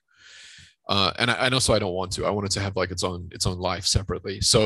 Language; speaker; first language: English; native; English